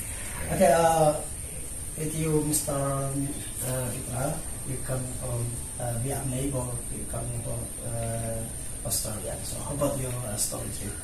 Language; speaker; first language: English; non-native, learner; Indonesian